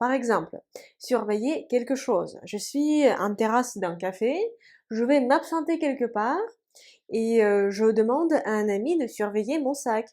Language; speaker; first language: French; non-native, fluent; Russian